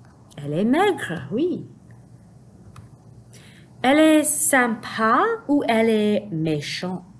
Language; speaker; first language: French; non-native, fluent; English